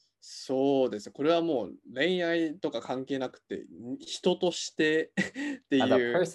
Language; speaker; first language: Japanese; non-native, fluent; English